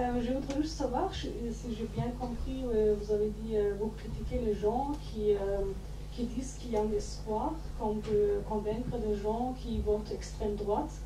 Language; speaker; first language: French; non-native, fluent; German